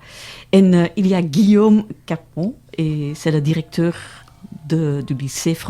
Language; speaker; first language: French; non-native, local second language; Dutch